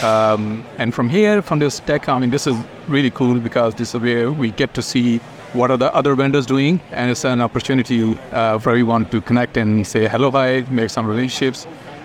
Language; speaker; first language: English; non-native, local second language; Urdu